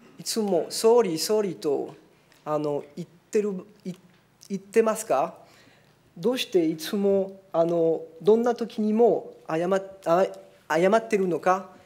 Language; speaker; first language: Japanese; non-native, fluent; French